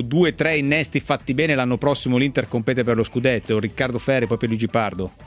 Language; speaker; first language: Italian; native; Italian